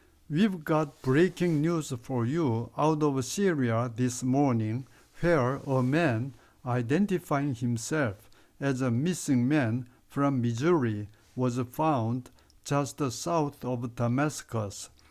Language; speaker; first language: English; non-native, fluent; Korean